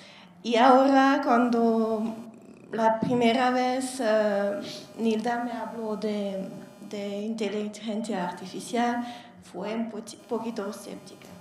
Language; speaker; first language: Spanish; non-native, learner; Hungarian